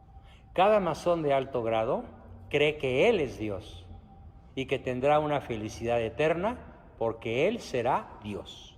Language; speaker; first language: Spanish; native; Spanish